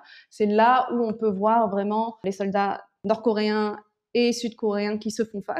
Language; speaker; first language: French; early bilingual, other home language; Korean